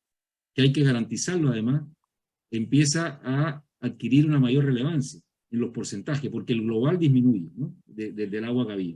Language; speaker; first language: Spanish; native; Spanish